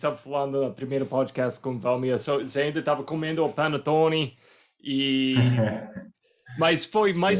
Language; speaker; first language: Portuguese; non-native, fluent; English